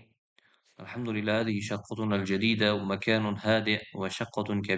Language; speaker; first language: Arabic; non-native, fluent; Uzbek